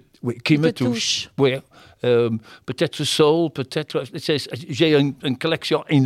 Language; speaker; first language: French; non-native, fluent; English